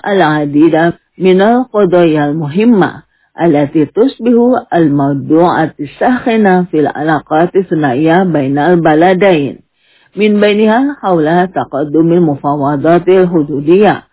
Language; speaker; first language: Arabic; non-native, learner; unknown